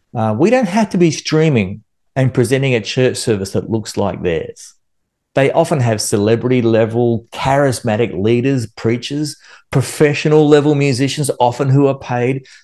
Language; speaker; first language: English; native; English